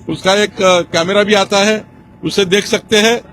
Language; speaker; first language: Hindi; non-native, local second language; Marathi